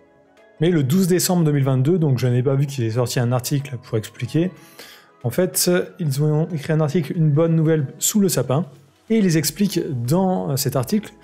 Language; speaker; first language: French; native; French